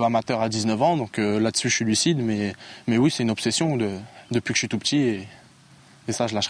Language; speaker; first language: French; native; French